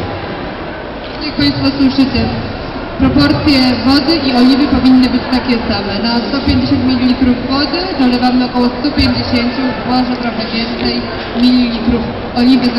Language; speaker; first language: Polish; native; Polish